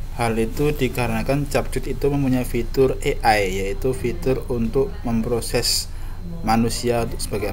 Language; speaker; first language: Indonesian; native; Indonesian